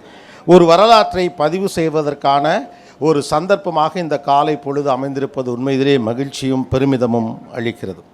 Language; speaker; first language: Tamil; native; Tamil